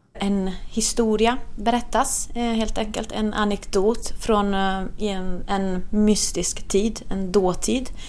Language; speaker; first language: Swedish; non-native, fluent; Italian